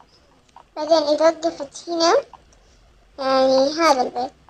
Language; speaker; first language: Arabic; native; Arabic